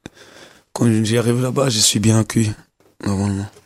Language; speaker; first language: French; non-native, learner; Kabuverdianu